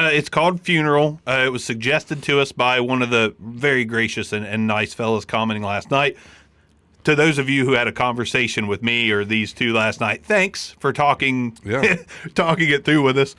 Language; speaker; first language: English; native; English